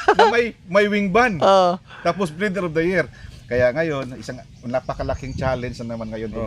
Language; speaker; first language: Filipino; non-native, local second language; Cebuano